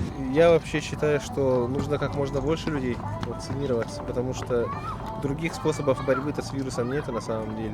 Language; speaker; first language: Russian; native; Russian